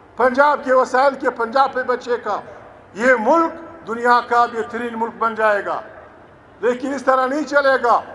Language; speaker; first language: Urdu; non-native, local second language; Pashto